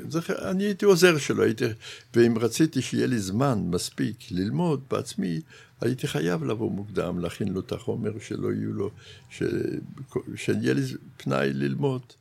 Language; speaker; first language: Hebrew; non-native, fluent; Yiddish